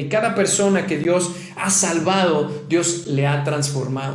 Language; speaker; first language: Spanish; native; Spanish